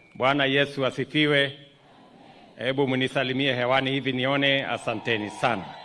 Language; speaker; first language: Swahili; non-native, local second language; Kalenjin